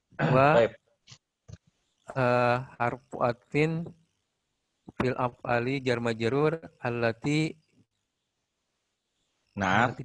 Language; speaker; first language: Arabic; non-native, learner; Indonesian